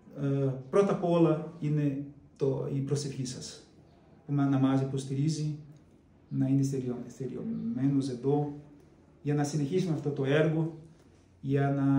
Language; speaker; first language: Greek; non-native, fluent; Portuguese